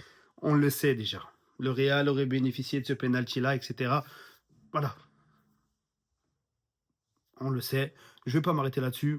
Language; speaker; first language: French; native; French